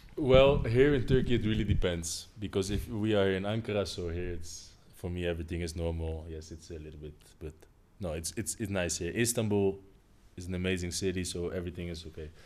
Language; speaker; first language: English; non-native, fluent; Dutch